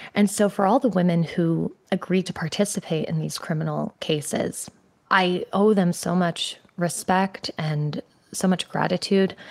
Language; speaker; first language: English; native; English